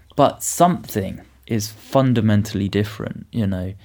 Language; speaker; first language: English; native; English